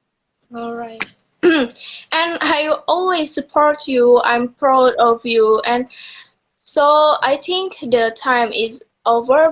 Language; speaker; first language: English; non-native, learner; Indonesian